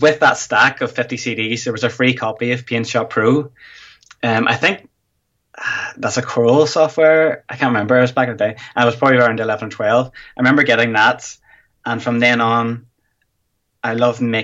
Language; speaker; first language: English; native; English